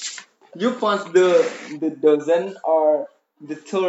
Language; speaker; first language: English; non-native, learner; Indonesian